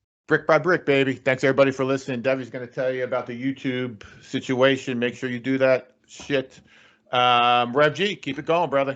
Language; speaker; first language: English; native; English